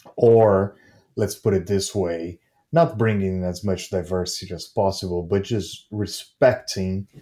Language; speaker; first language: English; non-native, fluent; Portuguese